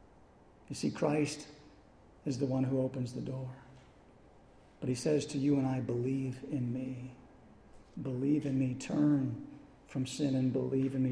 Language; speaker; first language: English; native; English